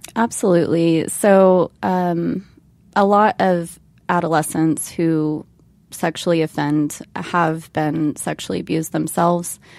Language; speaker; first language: English; native; English